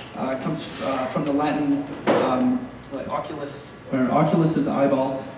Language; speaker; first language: English; native; English